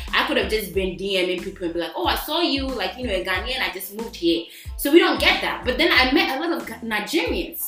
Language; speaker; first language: English; non-native, local second language; Akan